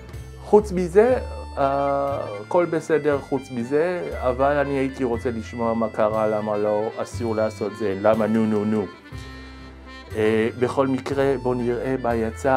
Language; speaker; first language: Hebrew; non-native, learner; Swedish